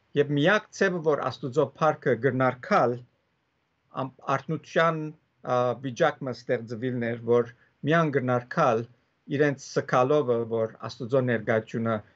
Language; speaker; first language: Armenian; early bilingual, heritage; Armenian